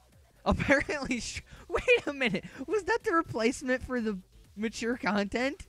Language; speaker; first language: English; native; English